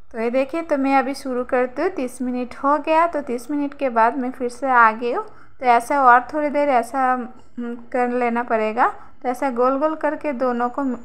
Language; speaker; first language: Hindi; non-native, local second language; Bangla